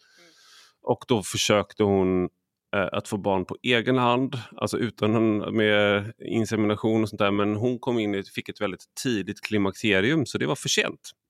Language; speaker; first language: Swedish; native; Swedish